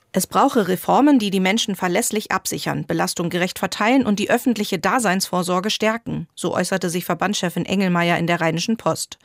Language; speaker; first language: German; native; German